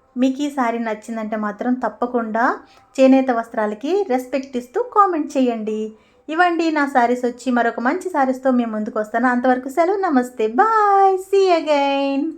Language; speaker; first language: Telugu; native; Telugu